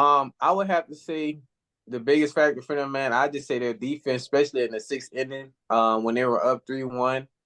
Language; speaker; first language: English; native; English